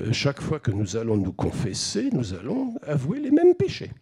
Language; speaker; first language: French; native; French